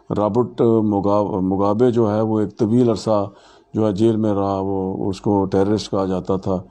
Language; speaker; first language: Urdu; non-native, local second language; Pahari-Potwari